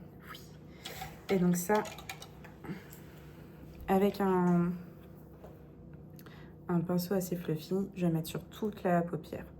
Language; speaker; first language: French; native; French